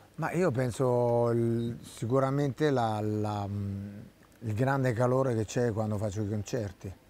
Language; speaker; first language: Italian; native; Italian